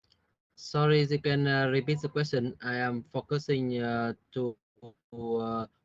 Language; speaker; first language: English; non-native, learner; Vietnamese